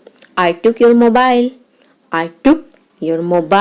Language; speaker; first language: English; non-native, local second language; Hindi